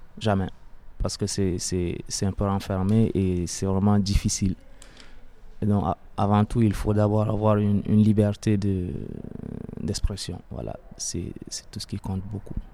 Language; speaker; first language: French; non-native, fluent; Arabic